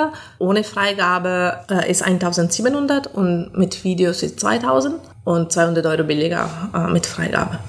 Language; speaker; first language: German; non-native, fluent; Italian